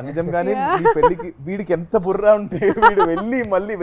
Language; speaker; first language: Telugu; native; Telugu